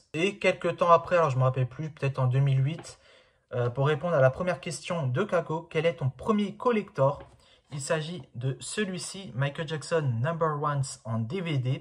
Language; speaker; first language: French; native; French